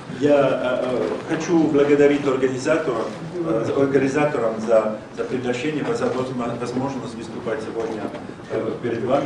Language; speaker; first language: Russian; non-native, fluent; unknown